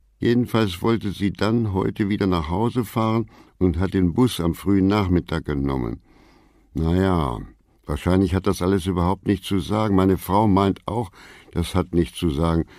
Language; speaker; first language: German; native; German